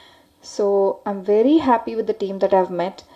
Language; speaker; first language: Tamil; non-native, learner; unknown